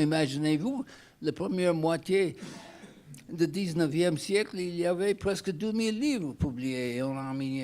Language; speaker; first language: French; non-native, fluent; English